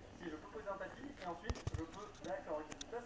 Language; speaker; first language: French; native; French